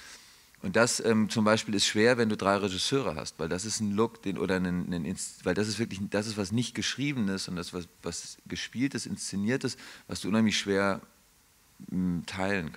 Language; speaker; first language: German; native; German